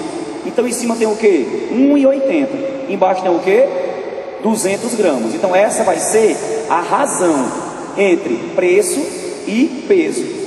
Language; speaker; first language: Portuguese; native; Portuguese